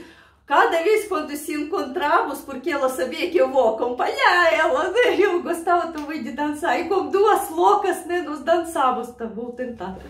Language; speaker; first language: Portuguese; non-native, learner; Russian